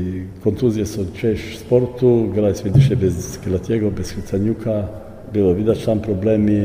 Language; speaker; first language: Polish; non-native, fluent; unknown